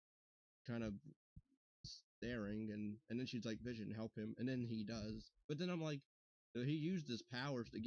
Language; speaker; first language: English; native; English